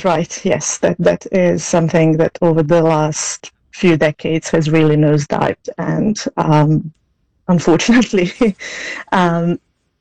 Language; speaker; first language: English; non-native, fluent; Serbian